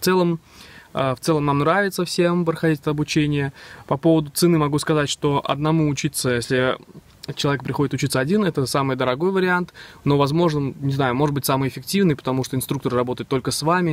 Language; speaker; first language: Russian; native; Russian